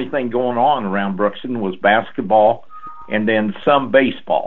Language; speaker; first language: English; native; English